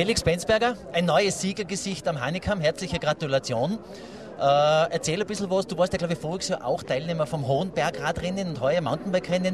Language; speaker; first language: German; native; German